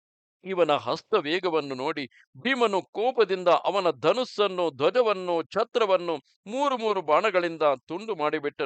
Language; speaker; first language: Kannada; native; Kannada